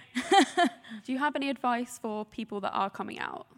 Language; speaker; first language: English; native; English